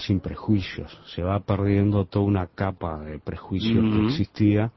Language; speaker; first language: Spanish; native; Spanish